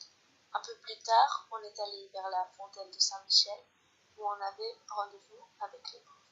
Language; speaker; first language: French; non-native, learner; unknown